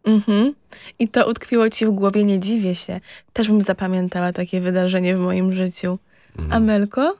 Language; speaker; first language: Polish; native; Polish